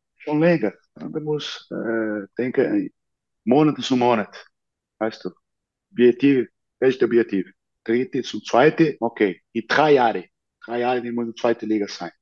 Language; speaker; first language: German; non-native, learner; Portuguese